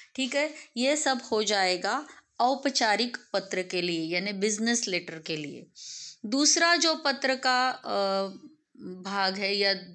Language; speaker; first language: Hindi; non-native, local second language; Marathi